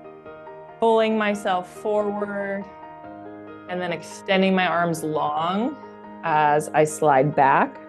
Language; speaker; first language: English; native; English